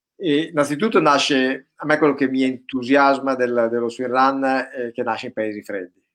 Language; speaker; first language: Italian; native; Italian